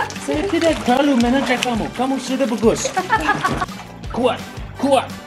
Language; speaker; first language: Indonesian; non-native, learner; English